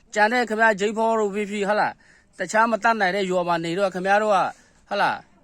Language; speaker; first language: Burmese; non-native, local second language; Kachin